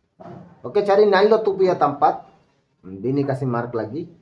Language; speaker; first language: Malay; non-native, learner; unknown